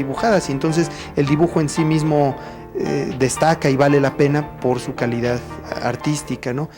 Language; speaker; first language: Spanish; native; Spanish